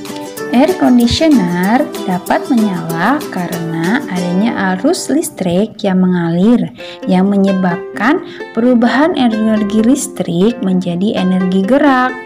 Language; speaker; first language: Indonesian; native; Indonesian